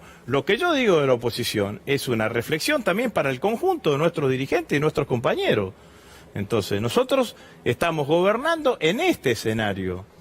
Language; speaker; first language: Spanish; native; Spanish